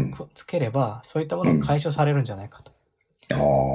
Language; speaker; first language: Japanese; native; Japanese